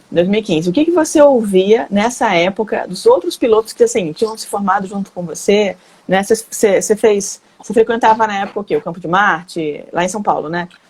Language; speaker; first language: Portuguese; native; Portuguese